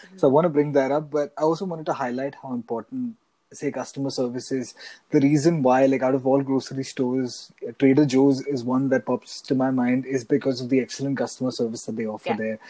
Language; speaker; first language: English; non-native, local second language; Hindi